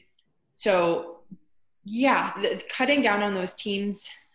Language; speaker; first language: English; native; English